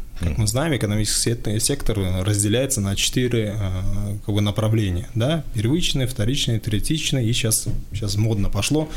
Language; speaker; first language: Russian; non-native, local second language; Tajik